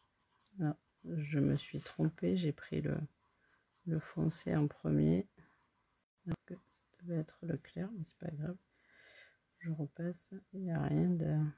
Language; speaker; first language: French; native; French